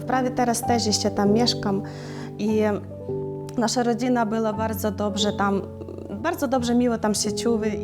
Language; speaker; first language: Polish; non-native, learner; Ukrainian